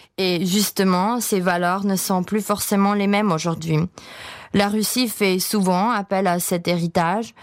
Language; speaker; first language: French; non-native, fluent; Czech